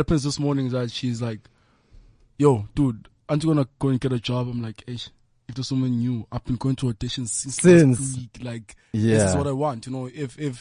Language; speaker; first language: English; non-native, local second language; Zulu